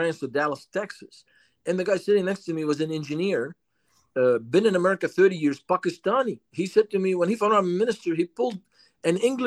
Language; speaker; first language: English; non-native, fluent; Arabic